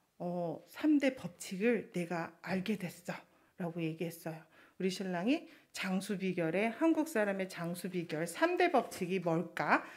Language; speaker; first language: Korean; non-native, fluent; Chinese